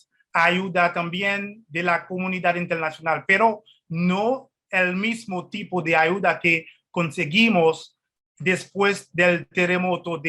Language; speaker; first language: Spanish; non-native, fluent; Haitian Creole